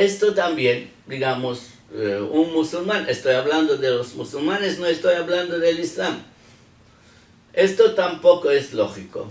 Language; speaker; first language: Spanish; non-native, fluent; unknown